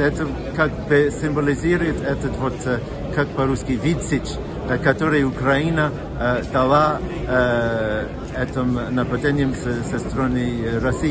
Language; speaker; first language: Russian; non-native, fluent; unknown